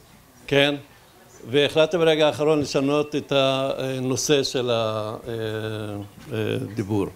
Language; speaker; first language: Hebrew; non-native, local second language; Arabic